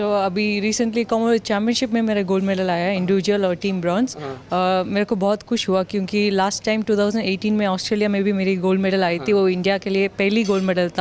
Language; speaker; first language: Hindi; non-native, local second language; Tamil